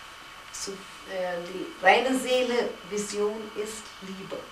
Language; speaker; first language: German; non-native, fluent; Gujarati